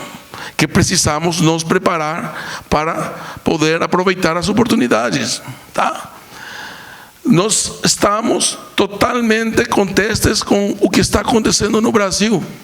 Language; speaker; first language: Portuguese; non-native, fluent; Spanish